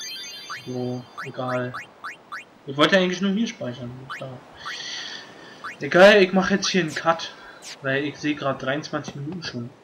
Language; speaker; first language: German; native; German